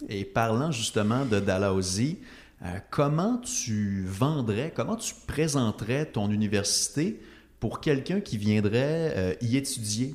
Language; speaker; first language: French; native; French